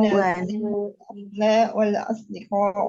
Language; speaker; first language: Arabic; non-native, learner; Indonesian